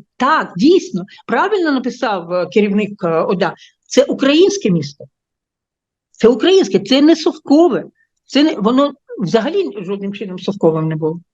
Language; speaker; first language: Ukrainian; non-native, local second language; Russian